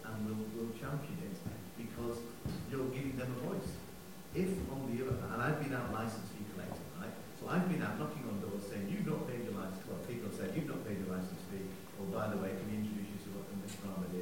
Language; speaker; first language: English; native; English